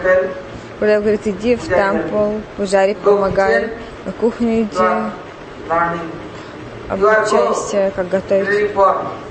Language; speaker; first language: Russian; native; Russian